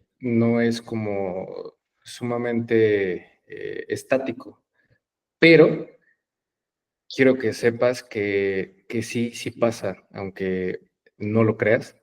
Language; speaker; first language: Spanish; native; Spanish